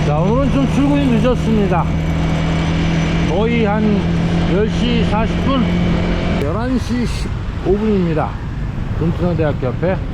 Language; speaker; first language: Korean; native; Korean